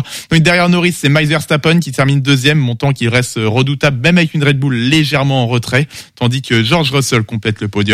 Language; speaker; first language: French; native; French